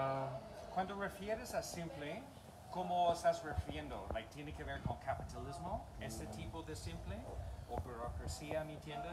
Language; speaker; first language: Spanish; non-native, learner; English